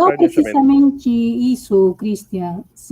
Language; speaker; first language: Portuguese; non-native, learner; Spanish